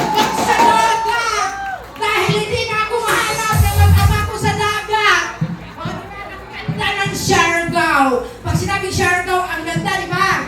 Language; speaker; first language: Filipino; non-native, local second language; Cebuano